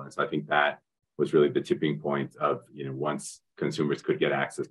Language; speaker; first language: English; native; English